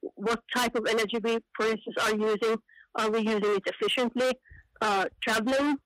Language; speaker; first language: English; non-native, fluent; Finnish